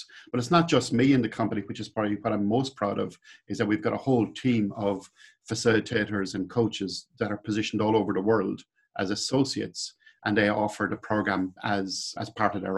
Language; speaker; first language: English; native; English